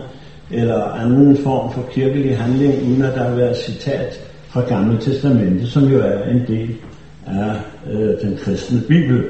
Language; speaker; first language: Danish; native; Danish